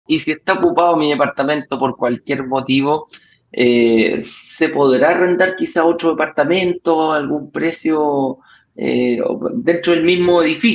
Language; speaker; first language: Spanish; native; Spanish